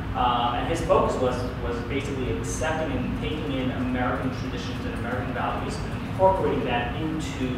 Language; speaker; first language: English; native; English